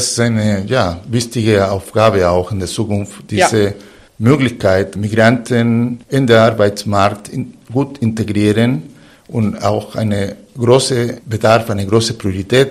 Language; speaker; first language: German; non-native, fluent; Spanish